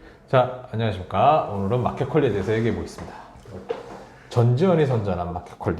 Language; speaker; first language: Korean; native; Korean